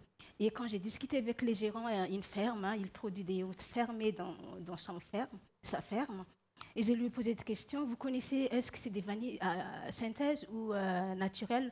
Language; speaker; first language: French; non-native, local second language; Malagasy